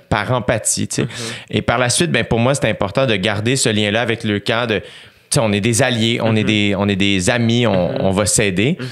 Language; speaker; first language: French; native; French